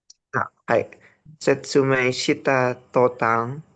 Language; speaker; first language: Japanese; non-native, learner; Indonesian